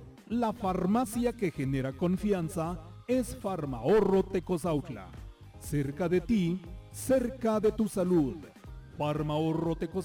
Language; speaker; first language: Spanish; native; Spanish